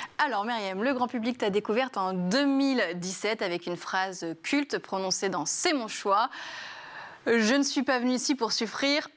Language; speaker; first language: French; native; French